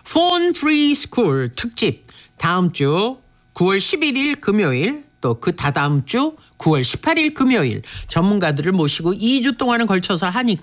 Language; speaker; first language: Korean; native; Korean